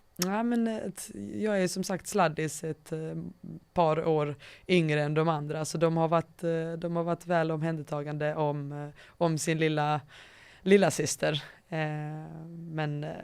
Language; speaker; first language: Swedish; early bilingual, other home language; Bosnian